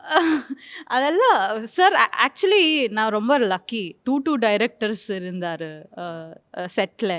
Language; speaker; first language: Tamil; non-native, learner; Kannada